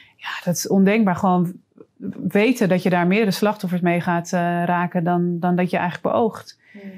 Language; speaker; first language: Dutch; native; Dutch